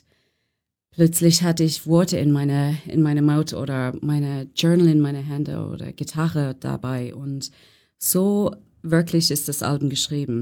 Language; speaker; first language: German; non-native, learner; English